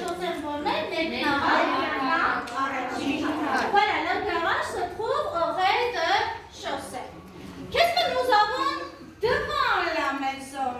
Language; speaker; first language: French; non-native, learner; Armenian